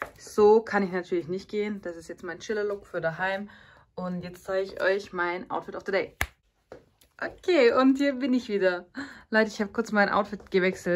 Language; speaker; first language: German; early bilingual, other home language; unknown